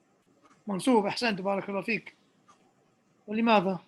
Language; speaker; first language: Arabic; non-native, fluent; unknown